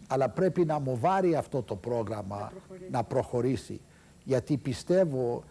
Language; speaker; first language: Greek; early bilingual, heritage; Greek